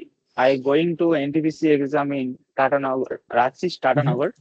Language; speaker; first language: English; non-native, learner; Bangla